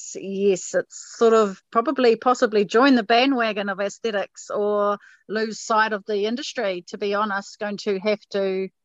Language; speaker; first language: English; native; English